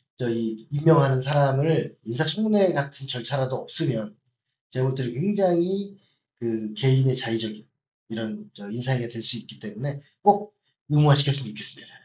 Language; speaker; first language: Korean; native; Korean